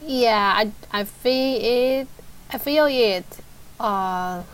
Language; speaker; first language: English; non-native, learner; Chinese